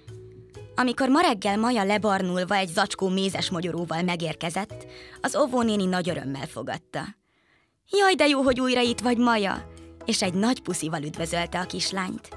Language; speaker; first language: Hungarian; native; Hungarian